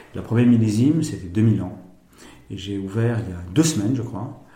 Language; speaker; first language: French; native; French